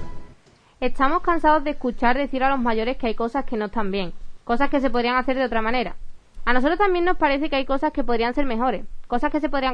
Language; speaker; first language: Spanish; native; Spanish